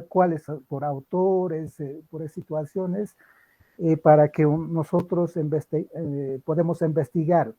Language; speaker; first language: Spanish; non-native, local second language; Aymara